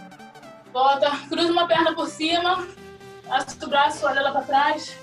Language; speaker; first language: Portuguese; native; Portuguese